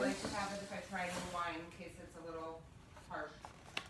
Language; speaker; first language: English; native; English